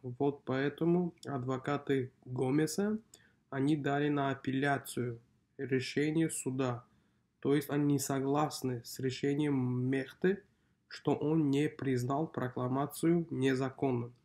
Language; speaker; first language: Russian; non-native, local second language; Uzbek